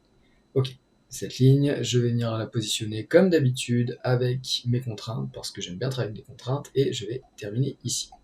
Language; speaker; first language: French; native; French